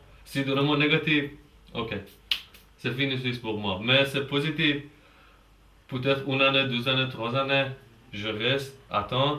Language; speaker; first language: French; non-native, learner; Persian